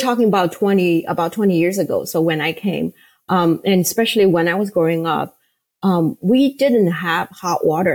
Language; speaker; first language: English; non-native, fluent; Chinese